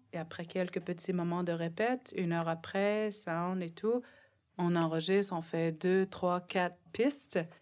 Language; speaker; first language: French; non-native, local second language; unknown